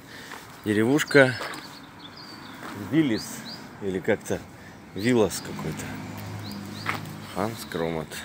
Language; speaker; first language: Russian; native; Russian